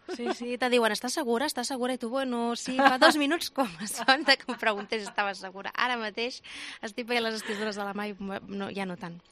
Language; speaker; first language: Catalan; native; Catalan